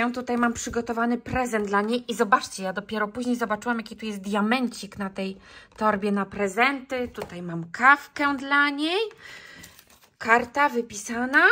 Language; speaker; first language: Polish; native; Polish